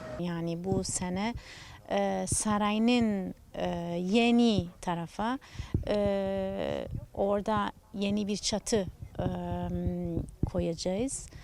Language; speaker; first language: Turkish; non-native, learner; Italian